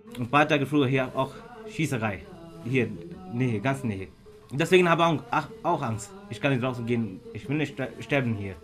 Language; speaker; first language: German; non-native, learner; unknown